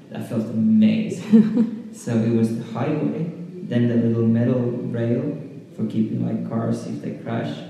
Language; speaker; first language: English; non-native, fluent; Finnish